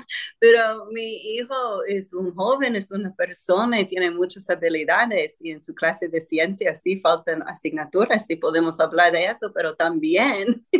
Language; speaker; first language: Spanish; non-native, fluent; English